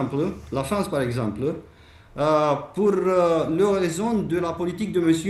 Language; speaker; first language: French; non-native, fluent; Romanian